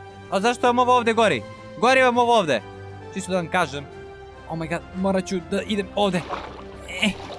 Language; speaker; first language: Serbian; native; Serbian